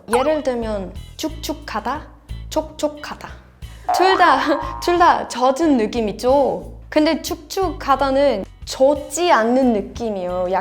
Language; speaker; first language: Korean; non-native, fluent; Danish